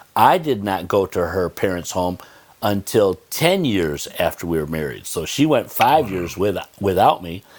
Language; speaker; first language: English; native; English